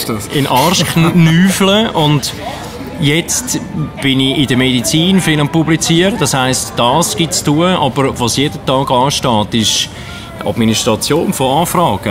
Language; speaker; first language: German; native; German